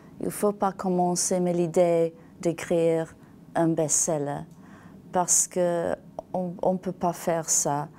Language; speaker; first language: French; non-native, learner; English